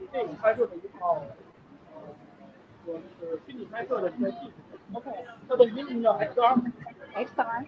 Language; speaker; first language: Chinese; native; Chinese